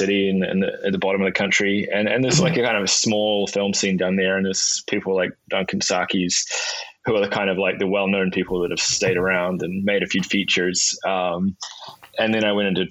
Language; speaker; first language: English; native; English